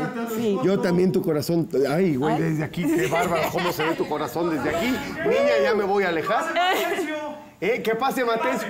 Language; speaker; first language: Spanish; native; Spanish